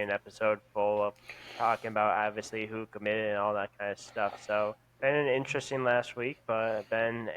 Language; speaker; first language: English; native; English